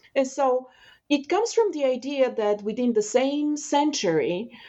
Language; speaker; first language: English; non-native, fluent; Bulgarian